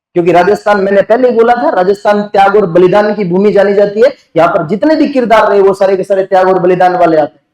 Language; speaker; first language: Hindi; native; Hindi